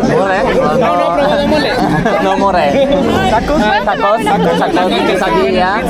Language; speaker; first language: English; non-native, learner; Japanese